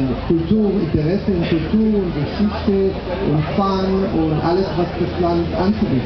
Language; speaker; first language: German; non-native, fluent; Hebrew